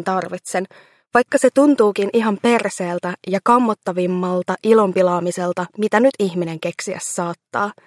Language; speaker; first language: Finnish; native; Finnish